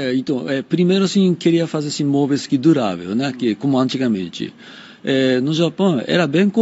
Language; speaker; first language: Portuguese; non-native, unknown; Japanese